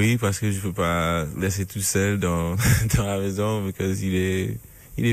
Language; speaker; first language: French; non-native, learner; English